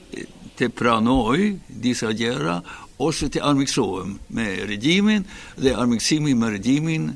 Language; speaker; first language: Albanian; non-native, fluent; Swedish